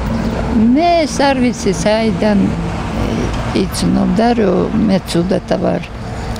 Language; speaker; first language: Georgian; non-native, learner; Russian